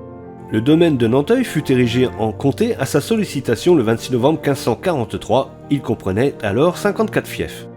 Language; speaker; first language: French; native; French